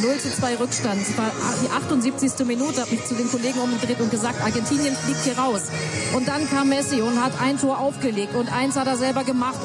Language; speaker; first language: German; native; German